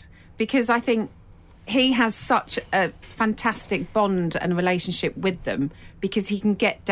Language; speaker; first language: English; native; English